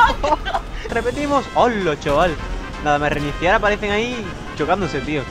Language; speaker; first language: Spanish; native; Spanish